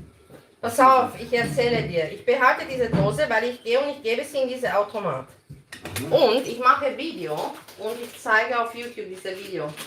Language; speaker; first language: German; non-native, learner; Romanian